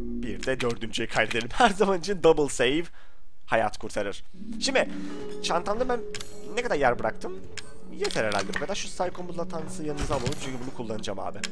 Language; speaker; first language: Turkish; native; Turkish